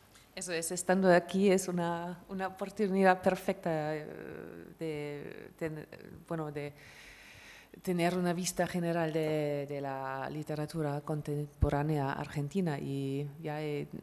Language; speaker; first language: Spanish; non-native, fluent; German